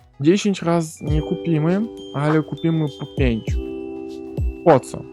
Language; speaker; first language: Polish; non-native, learner; Ukrainian